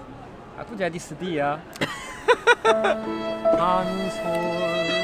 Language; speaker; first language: Indonesian; non-native, learner; Korean